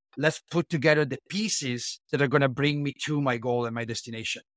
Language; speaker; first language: English; non-native, fluent; Italian